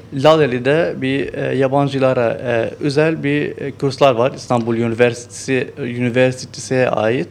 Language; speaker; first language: Turkish; non-native, learner; Arabic